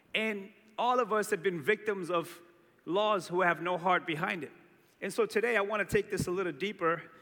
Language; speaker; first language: English; early bilingual, other home language; Portuguese